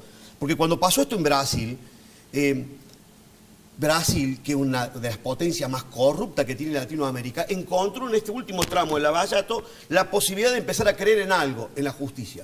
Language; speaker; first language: Spanish; native; Spanish